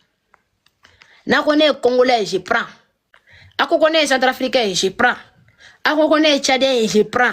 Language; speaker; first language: French; non-native, local second language; Dyula